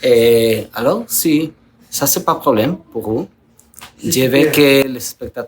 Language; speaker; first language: French; non-native, learner; Spanish